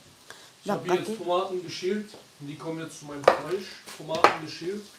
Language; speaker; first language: German; early bilingual, other home language; Kurdish